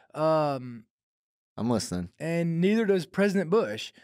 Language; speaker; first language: English; native; English